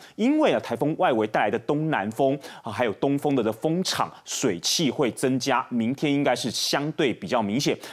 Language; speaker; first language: Chinese; native; Chinese